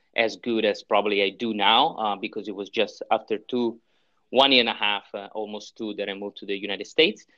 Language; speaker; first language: English; non-native, fluent; Italian